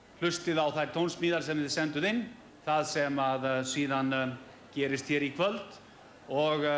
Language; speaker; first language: Icelandic; native; Icelandic